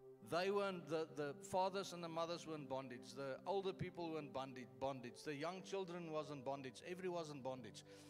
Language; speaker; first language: English; non-native, local second language; Afrikaans